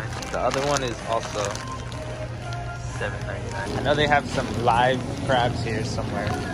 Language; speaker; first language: English; early bilingual, other home language; Korean